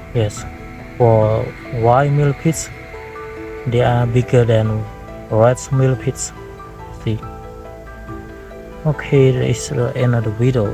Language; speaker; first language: English; non-native, learner; Khmer